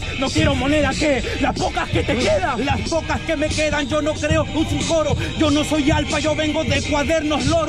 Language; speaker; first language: Spanish; native; Spanish